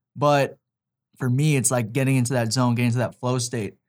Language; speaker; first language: English; native; English